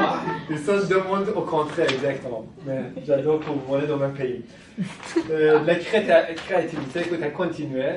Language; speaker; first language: French; non-native, fluent; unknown